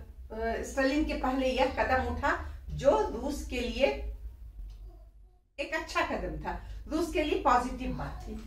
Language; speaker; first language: Hindi; native; Hindi